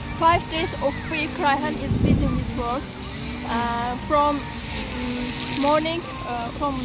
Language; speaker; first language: English; non-native, learner; Azerbaijani